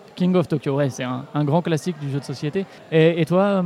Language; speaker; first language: French; native; French